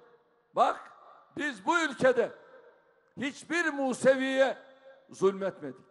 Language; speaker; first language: Turkish; native; Turkish